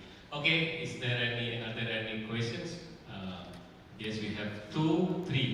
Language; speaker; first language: English; non-native, fluent; Indonesian